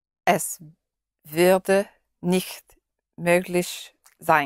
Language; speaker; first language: German; non-native, learner; English